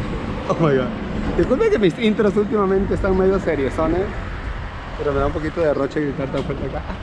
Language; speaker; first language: Spanish; native; Spanish